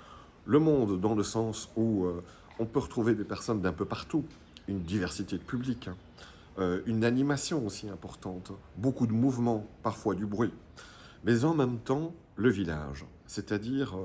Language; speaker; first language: French; native; French